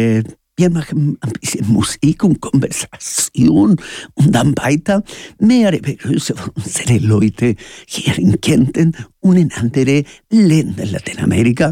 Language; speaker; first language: German; non-native, learner; Spanish